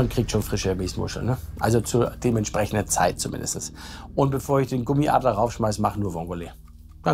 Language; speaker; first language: German; native; German